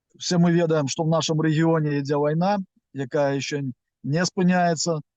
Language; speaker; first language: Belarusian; non-native, local second language; Russian